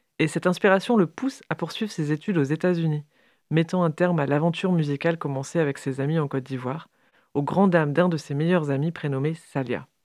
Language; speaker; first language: French; native; French